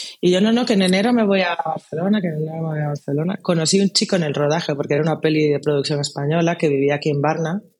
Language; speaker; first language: Spanish; native; Spanish